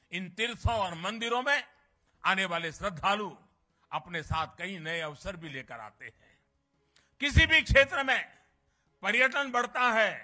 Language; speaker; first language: Hindi; native; Hindi